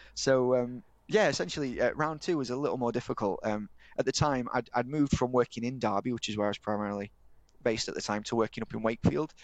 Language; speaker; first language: English; native; English